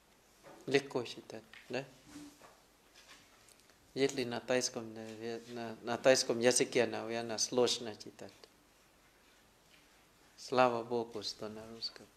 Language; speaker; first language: Russian; non-native, learner; Thai